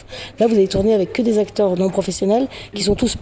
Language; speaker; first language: French; native; French